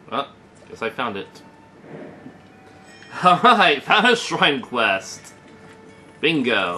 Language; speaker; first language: English; native; English